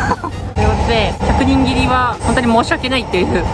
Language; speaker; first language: Japanese; native; Japanese